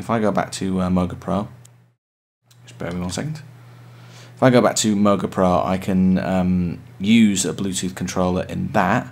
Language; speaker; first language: English; native; English